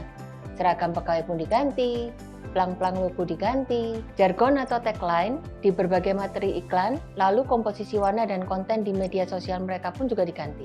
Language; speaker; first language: Indonesian; native; Indonesian